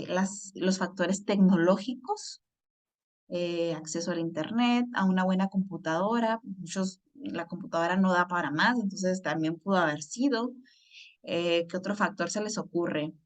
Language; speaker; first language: Spanish; native; Spanish